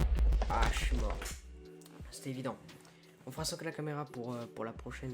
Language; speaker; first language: French; native; French